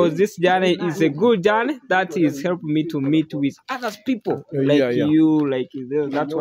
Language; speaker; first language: English; non-native, learner; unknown